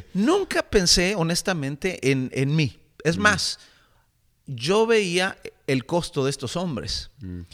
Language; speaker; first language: Spanish; native; Spanish